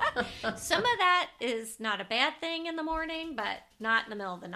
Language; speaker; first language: English; native; English